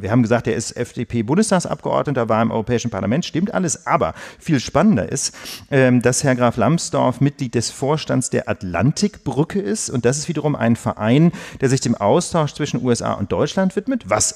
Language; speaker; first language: German; native; German